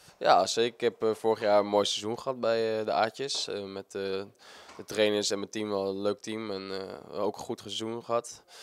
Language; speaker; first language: Dutch; native; Dutch